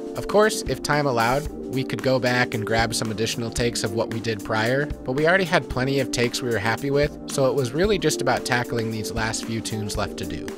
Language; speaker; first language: English; native; English